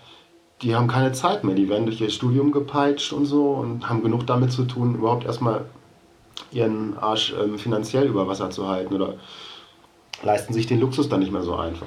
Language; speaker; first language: German; native; German